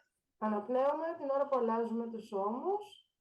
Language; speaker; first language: Greek; native; Greek